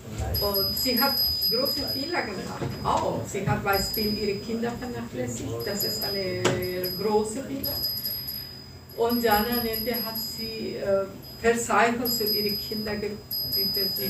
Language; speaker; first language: German; non-native, fluent; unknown